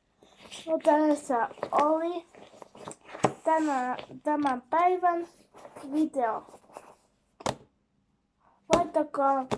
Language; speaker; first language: Finnish; non-native, learner; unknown